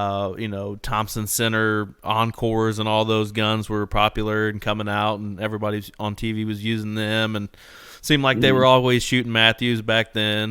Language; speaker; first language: English; native; English